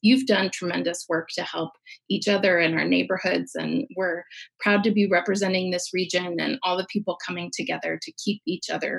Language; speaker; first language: English; native; English